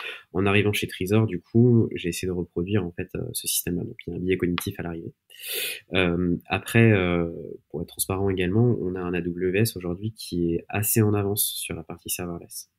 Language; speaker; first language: French; native; French